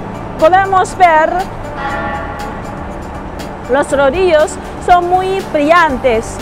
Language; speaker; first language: Spanish; non-native, learner; Chinese